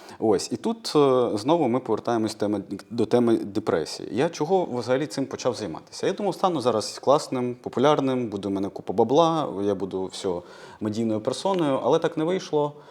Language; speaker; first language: Ukrainian; non-native, local second language; Russian